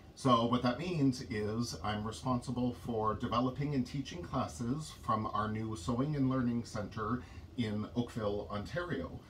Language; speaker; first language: English; native; English